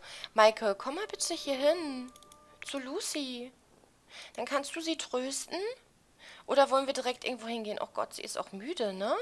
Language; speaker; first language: German; native; German